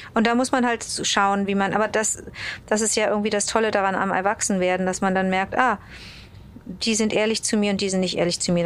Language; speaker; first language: German; early bilingual, other home language; English